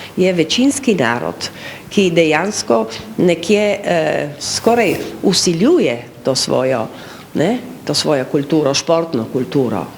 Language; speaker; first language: Slovenian; native; Slovenian